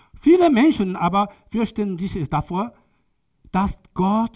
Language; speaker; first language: German; non-native, learner; Korean